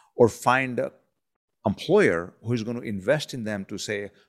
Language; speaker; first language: English; non-native, local second language; Gujarati